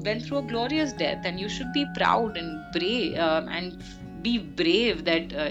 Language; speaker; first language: English; non-native, local second language; Hindi